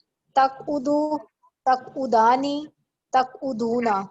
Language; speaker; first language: Arabic; non-native, learner; Urdu